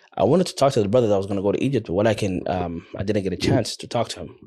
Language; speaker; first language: English; early bilingual, other home language; Somali